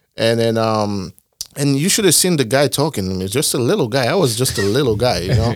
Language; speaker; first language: English; non-native, fluent; Haitian Creole